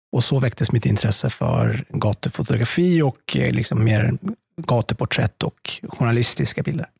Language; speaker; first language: Swedish; early bilingual, other home language; Persian